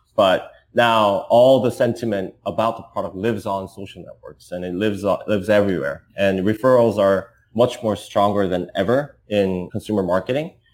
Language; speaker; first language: English; non-native, fluent; Korean